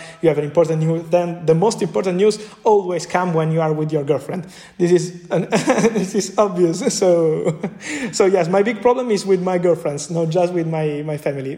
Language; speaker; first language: English; non-native, fluent; Italian